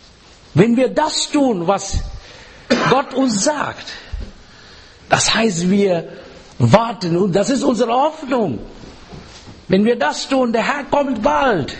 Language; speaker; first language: German; non-native, fluent; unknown